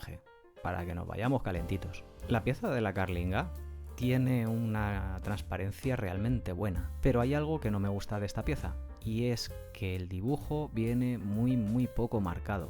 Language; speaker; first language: Spanish; native; Spanish